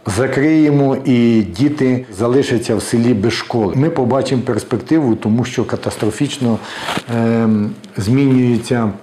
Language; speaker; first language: Ukrainian; native; Ukrainian